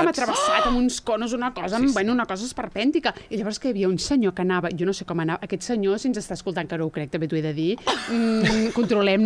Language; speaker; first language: Catalan; native; Catalan